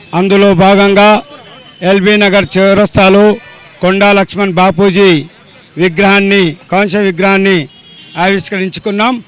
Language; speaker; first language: Telugu; native; Telugu